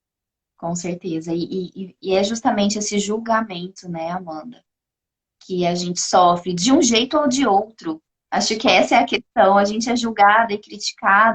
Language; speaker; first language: Portuguese; native; Portuguese